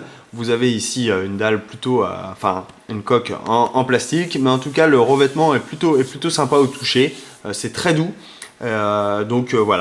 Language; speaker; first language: French; native; French